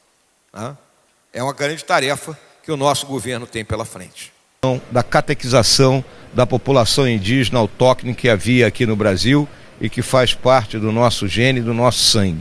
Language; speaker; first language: Portuguese; native; Portuguese